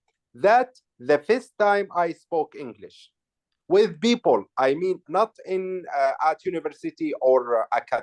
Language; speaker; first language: English; non-native, learner; Arabic